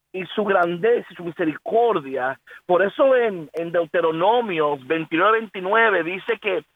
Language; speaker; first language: Spanish; early bilingual, heritage; Spanish